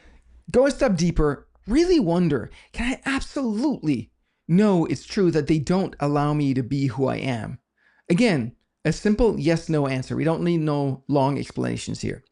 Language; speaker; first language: English; non-native, fluent; Danish